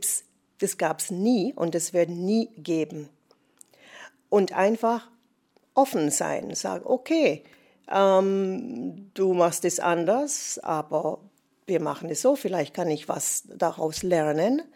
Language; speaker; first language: German; non-native, fluent; English